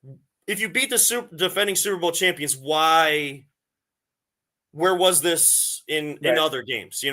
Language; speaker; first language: English; native; English